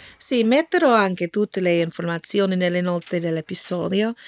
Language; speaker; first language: Italian; non-native, learner; English